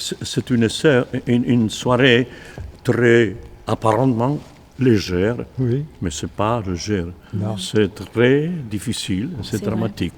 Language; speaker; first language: French; non-native, learner; Spanish